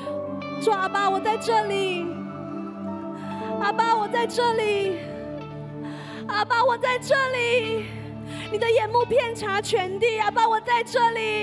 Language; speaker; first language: Chinese; native; Chinese